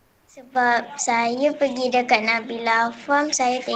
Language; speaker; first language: Malay; native; Malay